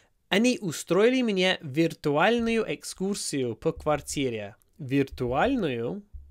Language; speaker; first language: Russian; non-native, fluent; English